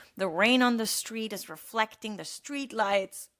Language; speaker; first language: English; non-native, fluent; German